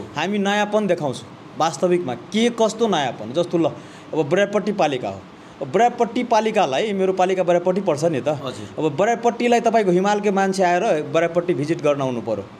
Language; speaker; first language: Nepali; non-native, local second language; Maithili